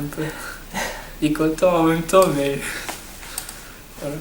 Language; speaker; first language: French; non-native, learner; Portuguese